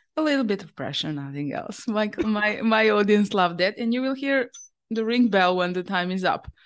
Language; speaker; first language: English; non-native, fluent; Serbian